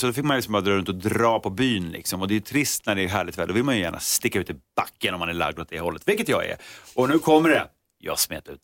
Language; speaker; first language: Swedish; native; Swedish